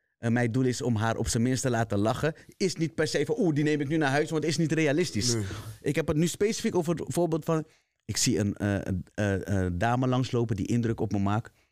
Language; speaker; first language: Dutch; native; Dutch